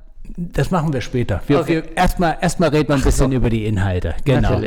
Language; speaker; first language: German; native; German